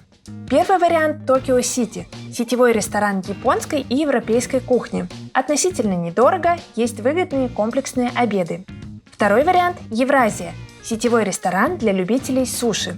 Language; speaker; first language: Russian; native; Russian